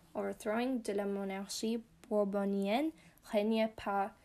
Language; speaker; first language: French; non-native, learner; English